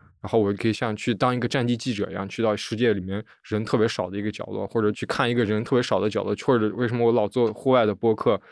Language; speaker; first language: Chinese; native; Chinese